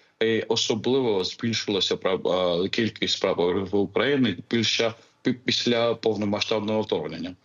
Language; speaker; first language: Ukrainian; non-native, fluent; Georgian